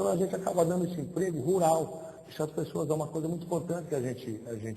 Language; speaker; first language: Portuguese; native; Portuguese